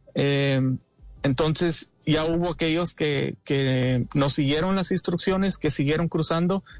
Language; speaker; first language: Spanish; early bilingual, heritage; Spanish